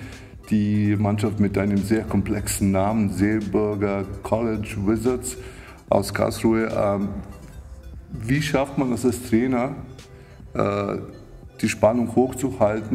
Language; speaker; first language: German; native; German